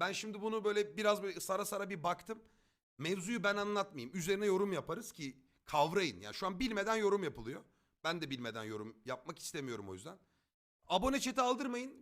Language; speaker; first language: Turkish; native; Turkish